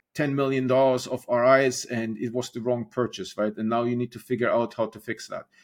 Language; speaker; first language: English; non-native, fluent; German